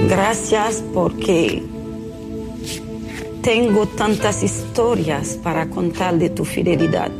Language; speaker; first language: Spanish; non-native, fluent; Haitian Creole